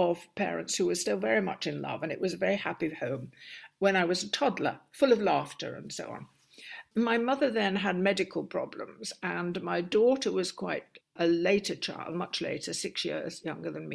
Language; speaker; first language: English; native; English